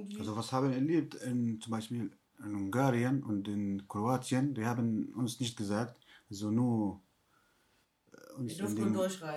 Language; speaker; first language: German; non-native, learner; Arabic